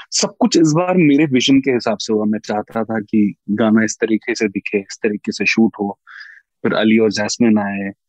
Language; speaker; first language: Hindi; native; Hindi